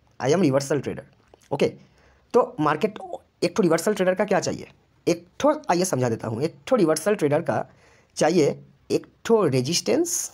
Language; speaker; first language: Hindi; non-native, local second language; Bangla